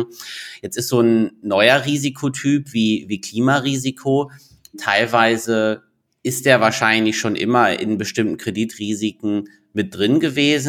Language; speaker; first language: German; native; German